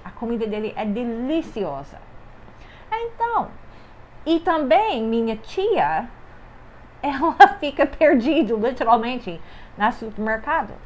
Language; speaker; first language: Portuguese; non-native, fluent; English